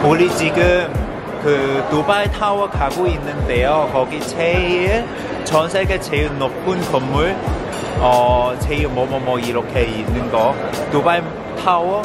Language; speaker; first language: Korean; non-native, learner; Cantonese